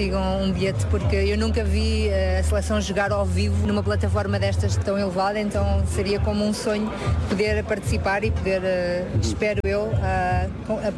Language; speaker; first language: Portuguese; native; Portuguese